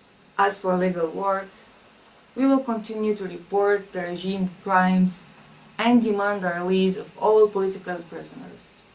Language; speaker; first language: English; non-native, fluent; Arabic